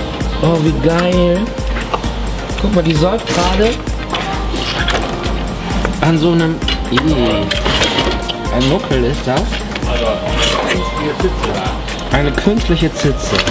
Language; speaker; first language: German; native; German